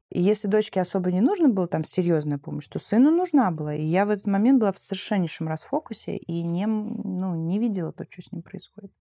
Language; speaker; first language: Russian; native; Russian